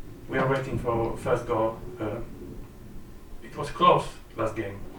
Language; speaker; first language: English; non-native, learner; Polish